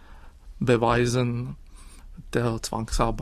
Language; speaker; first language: German; non-native, fluent; Czech